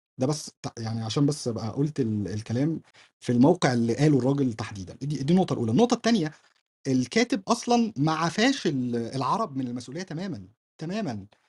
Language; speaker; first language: Arabic; native; Arabic